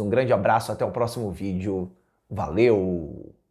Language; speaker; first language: Portuguese; native; Portuguese